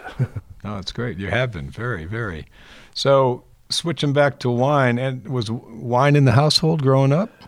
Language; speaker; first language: English; native; English